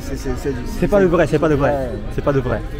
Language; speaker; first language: French; non-native, learner; Japanese